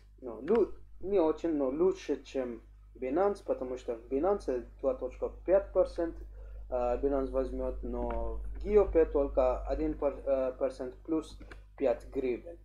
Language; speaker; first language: Russian; non-native, learner; English